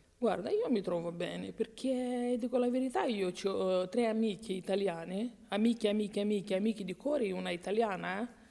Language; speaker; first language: Italian; non-native, fluent; Romanian